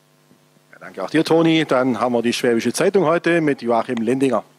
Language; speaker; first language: German; native; German